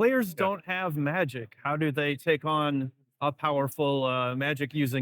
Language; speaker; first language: English; native; English